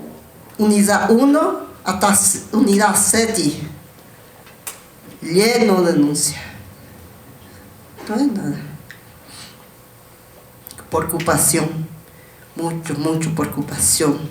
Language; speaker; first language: Spanish; non-native, learner; Guarani